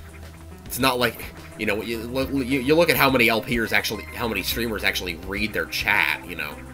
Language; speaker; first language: English; native; English